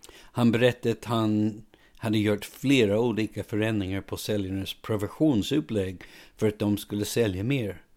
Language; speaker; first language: Swedish; non-native, fluent; English